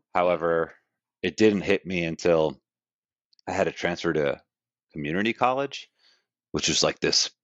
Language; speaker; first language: English; native; English